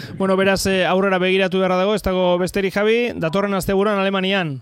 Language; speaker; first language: Basque; native; Basque